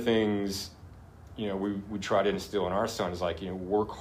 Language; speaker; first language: English; native; English